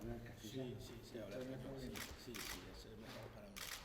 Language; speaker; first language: Spanish; non-native, fluent; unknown